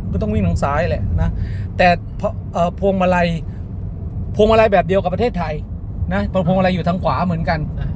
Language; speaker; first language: Thai; native; Thai